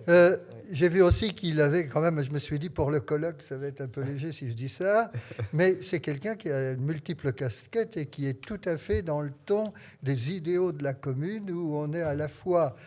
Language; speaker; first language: French; native; French